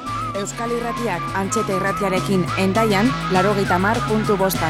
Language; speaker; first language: Basque; native; Basque